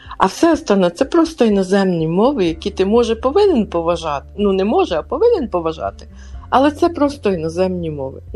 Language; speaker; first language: Ukrainian; non-native, local second language; Russian